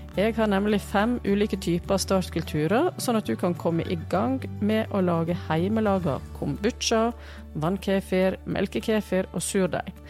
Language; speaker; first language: Norwegian; native; Norwegian